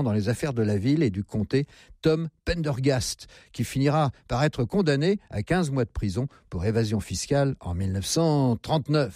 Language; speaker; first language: French; native; French